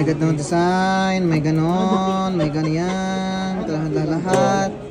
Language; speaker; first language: Filipino; non-native, learner; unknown